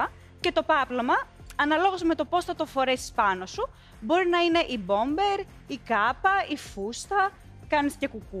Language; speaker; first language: Greek; native; Greek